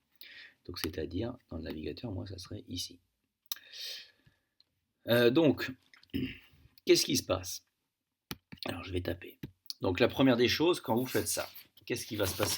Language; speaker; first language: French; native; French